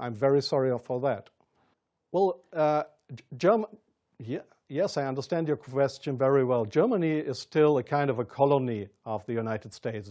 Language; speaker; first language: English; non-native, fluent; German